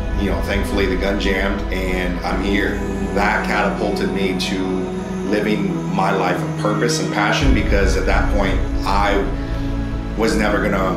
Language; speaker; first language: English; native; English